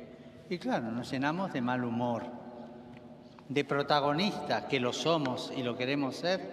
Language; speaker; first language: Spanish; native; Spanish